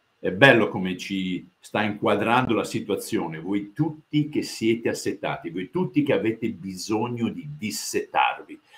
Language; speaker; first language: Italian; early bilingual, heritage; Italian